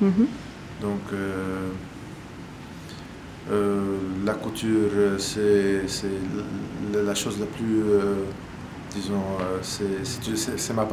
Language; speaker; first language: French; non-native, local second language; Arabic